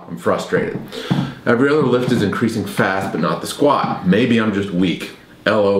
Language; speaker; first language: English; native; English